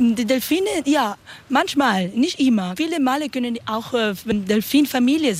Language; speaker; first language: German; non-native, learner; Spanish